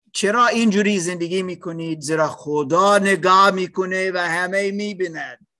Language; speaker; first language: Persian; non-native, learner; English